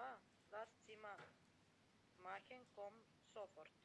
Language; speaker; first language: German; non-native, learner; Macedonian